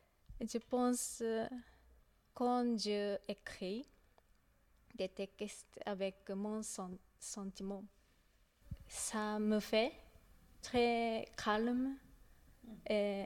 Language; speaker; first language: French; non-native, learner; Japanese